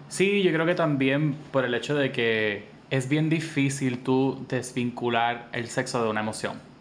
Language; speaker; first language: Spanish; native; Spanish